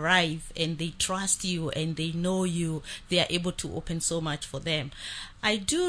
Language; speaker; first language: English; non-native, local second language; Kikuyu